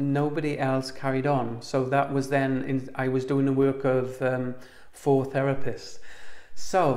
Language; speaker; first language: English; native; English